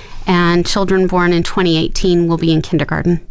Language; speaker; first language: English; native; English